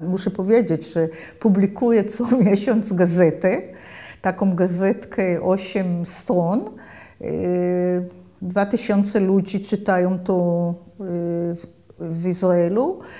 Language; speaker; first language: Polish; early bilingual, heritage; Polish